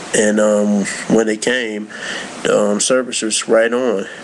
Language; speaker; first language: English; native; English